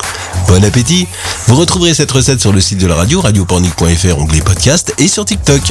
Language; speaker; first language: French; native; French